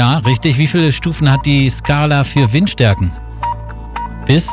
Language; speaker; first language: German; native; German